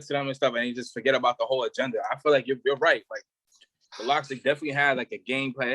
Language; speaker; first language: English; native; English